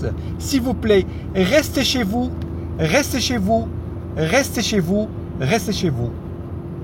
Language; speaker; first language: French; non-native, fluent; Arabic